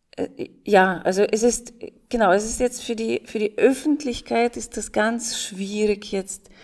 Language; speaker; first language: German; non-native, fluent; Russian